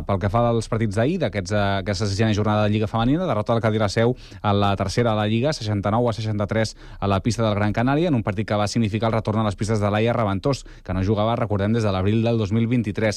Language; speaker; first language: Catalan; native; Catalan